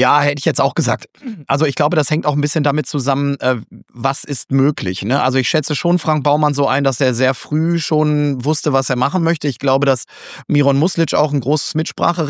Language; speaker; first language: German; native; German